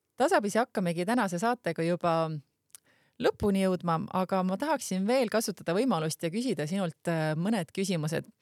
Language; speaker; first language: Estonian; native; Estonian